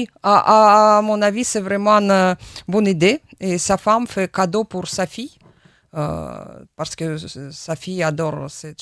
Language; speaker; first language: French; non-native, learner; Russian